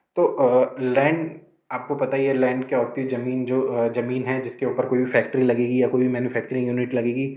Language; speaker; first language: Hindi; native; Hindi